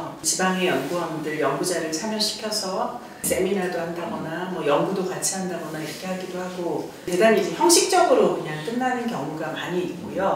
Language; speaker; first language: Korean; native; Korean